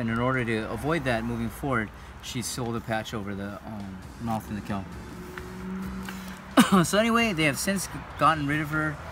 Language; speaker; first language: English; native; English